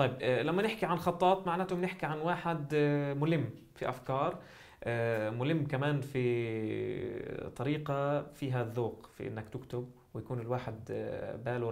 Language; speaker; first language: Arabic; native; Arabic